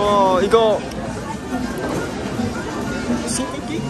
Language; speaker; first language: Korean; non-native, learner; Chinese